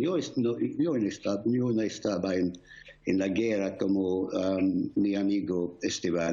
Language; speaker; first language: Spanish; non-native, fluent; English